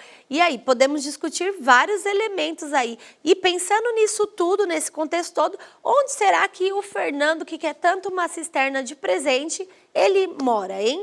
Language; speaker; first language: Portuguese; native; Portuguese